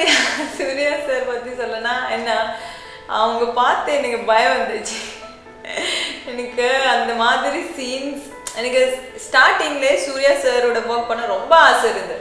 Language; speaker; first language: Tamil; non-native, learner; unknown